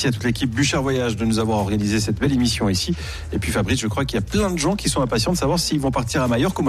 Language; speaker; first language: French; native; French